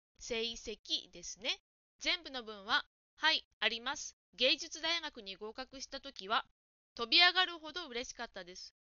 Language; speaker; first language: Japanese; native; Japanese